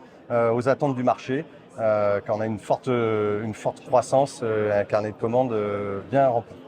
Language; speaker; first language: French; native; French